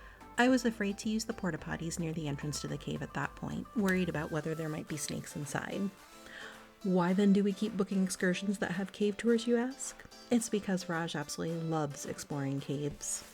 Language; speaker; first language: English; native; English